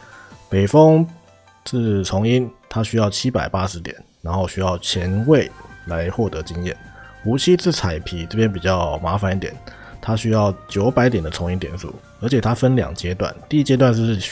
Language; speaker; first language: Chinese; native; Chinese